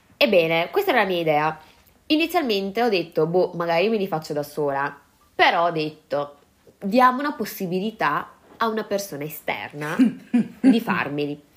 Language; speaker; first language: Italian; early bilingual, other home language; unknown